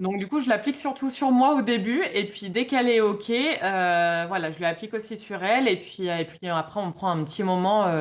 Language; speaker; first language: French; native; French